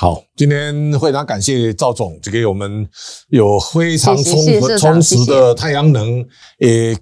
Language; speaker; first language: Chinese; native; Chinese